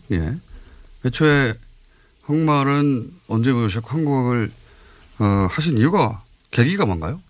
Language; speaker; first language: Korean; native; Korean